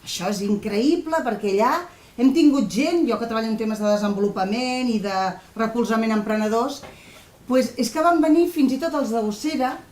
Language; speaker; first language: Catalan; non-native, local second language; Spanish